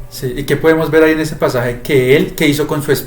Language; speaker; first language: Spanish; native; Spanish